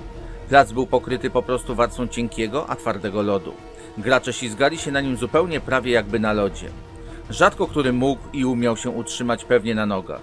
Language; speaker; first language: Polish; native; Polish